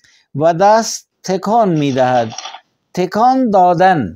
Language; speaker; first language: Persian; non-native, fluent; Urdu